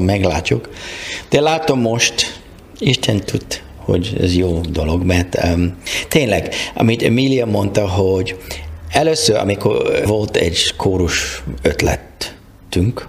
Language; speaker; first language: Hungarian; non-native, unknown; English